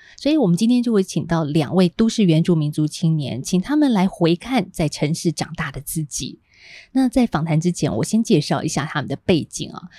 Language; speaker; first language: Chinese; native; Chinese